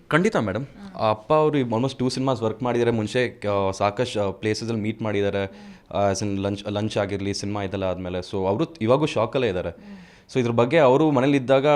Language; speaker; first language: Kannada; native; Kannada